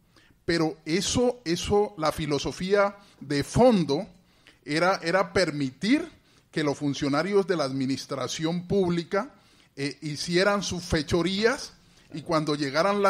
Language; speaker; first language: Spanish; native; Spanish